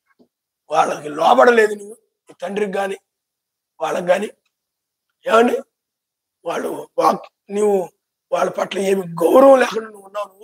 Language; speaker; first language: Telugu; native; Telugu